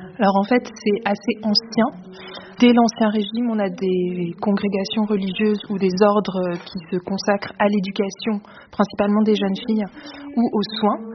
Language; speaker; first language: French; native; French